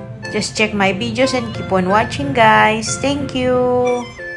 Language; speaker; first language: English; non-native, local second language; Filipino